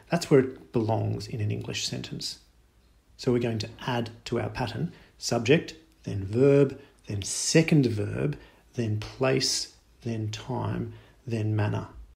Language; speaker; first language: English; native; English